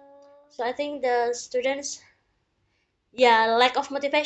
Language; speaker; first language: English; non-native, learner; Indonesian